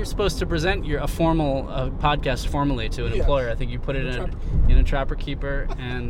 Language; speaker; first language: English; native; English